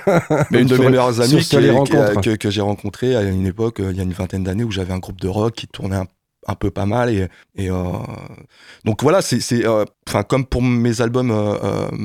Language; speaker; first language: French; native; French